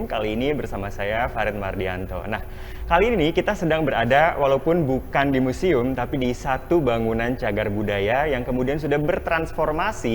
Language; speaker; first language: Indonesian; native; Indonesian